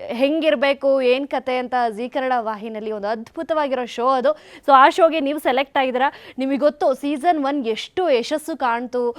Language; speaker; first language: Kannada; native; Kannada